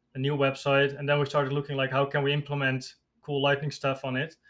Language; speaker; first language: English; non-native, fluent; Dutch